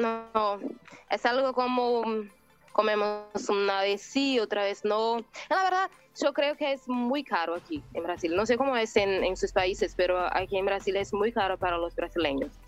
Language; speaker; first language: Spanish; non-native, learner; Portuguese